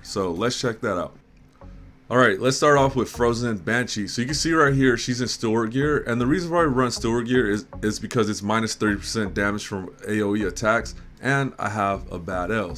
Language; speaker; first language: English; native; English